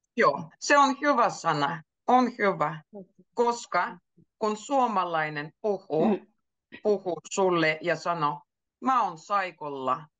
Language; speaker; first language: Finnish; native; Finnish